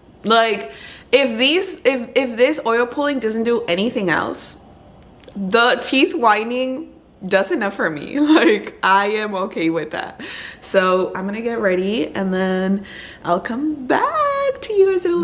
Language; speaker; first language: English; early bilingual, other home language; Spanish